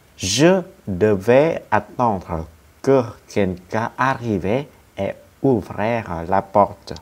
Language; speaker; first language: French; non-native, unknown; Vietnamese